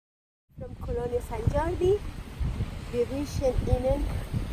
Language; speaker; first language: German; non-native, learner; Spanish